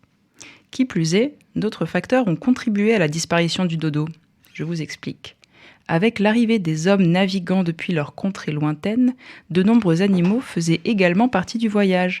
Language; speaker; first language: French; native; French